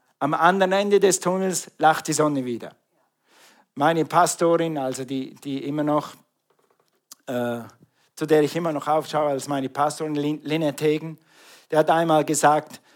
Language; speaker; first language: German; native; German